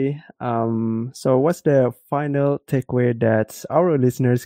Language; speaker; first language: English; non-native, local second language; Malay